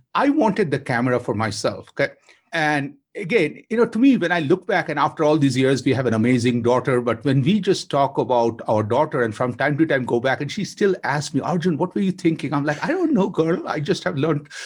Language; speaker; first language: English; non-native, local second language; Bangla